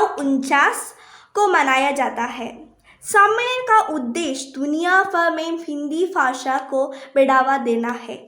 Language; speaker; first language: Hindi; non-native, local second language; Malayalam